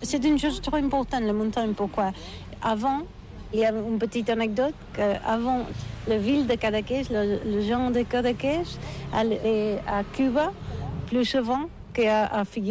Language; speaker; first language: French; non-native, learner; Catalan